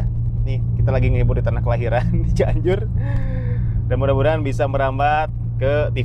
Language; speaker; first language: Indonesian; native; Indonesian